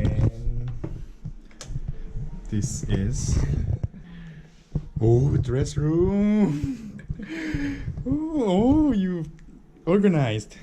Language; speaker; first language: English; non-native, learner; Korean